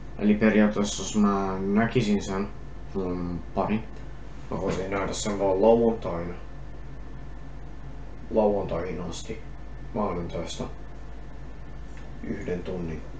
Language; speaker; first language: Finnish; non-native, learner; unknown